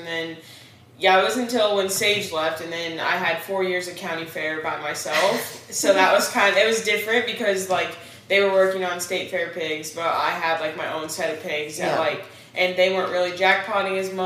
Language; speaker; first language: English; native; English